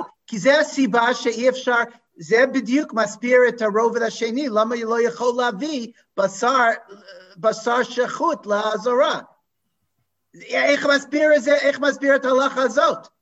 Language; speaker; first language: Hebrew; non-native, fluent; English